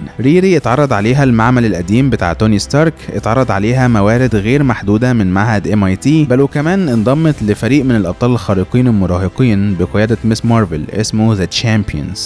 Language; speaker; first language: Arabic; native; Arabic